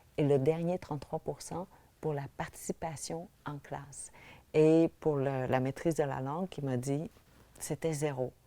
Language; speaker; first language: French; early bilingual, other home language; Vietnamese